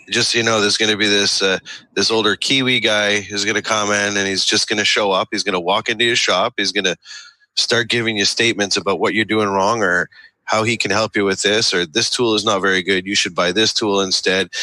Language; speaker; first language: English; native; English